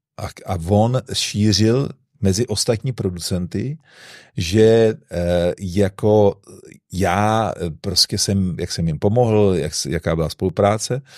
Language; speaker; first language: Czech; native; Czech